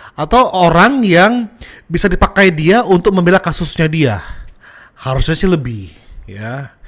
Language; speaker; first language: Indonesian; native; Indonesian